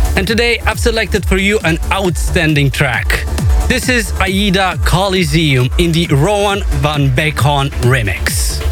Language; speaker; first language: English; non-native, fluent; Romanian